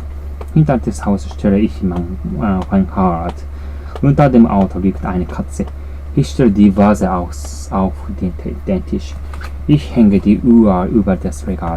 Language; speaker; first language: German; non-native, learner; Japanese